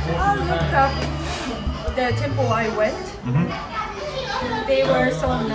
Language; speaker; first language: English; non-native, fluent; Japanese